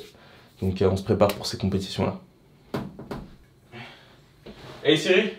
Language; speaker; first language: French; native; French